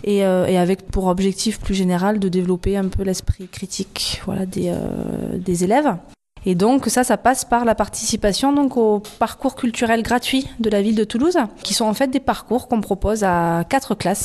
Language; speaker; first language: French; native; French